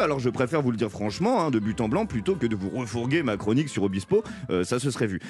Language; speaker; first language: French; native; French